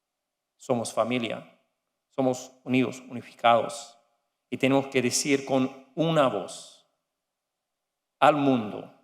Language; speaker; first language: Spanish; non-native, learner; English